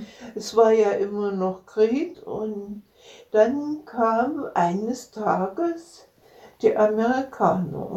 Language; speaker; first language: German; native; German